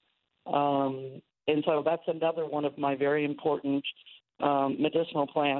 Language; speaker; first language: English; native; English